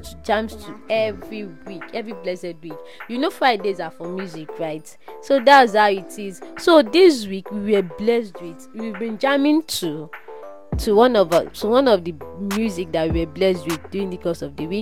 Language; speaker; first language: English; non-native, local second language; Yoruba